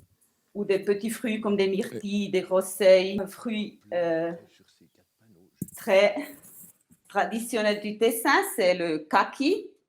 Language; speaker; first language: French; non-native, local second language; Italian